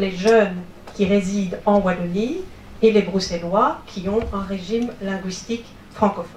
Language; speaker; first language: French; native; French